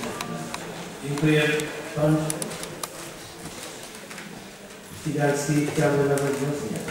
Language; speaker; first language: Polish; native; Polish